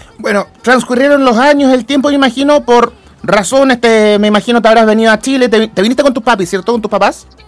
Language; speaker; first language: Spanish; native; Spanish